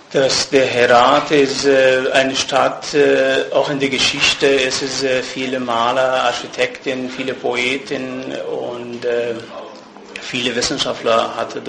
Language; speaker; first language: German; non-native, fluent; Persian